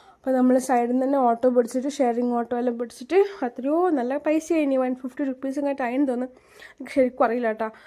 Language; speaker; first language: Malayalam; early bilingual, heritage; Malayalam